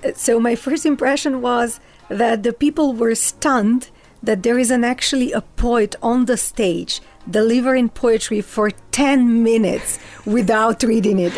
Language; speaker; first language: English; non-native, fluent; Macedonian